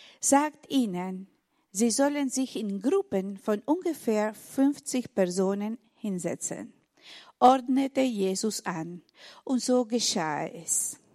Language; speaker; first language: German; non-native, learner; Spanish